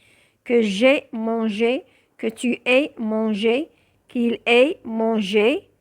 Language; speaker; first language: French; non-native, local second language; Arabic